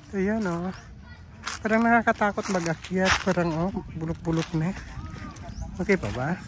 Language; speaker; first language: Filipino; non-native, local second language; Chavacano